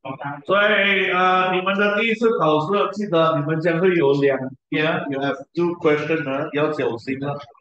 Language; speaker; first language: Chinese; native; Chinese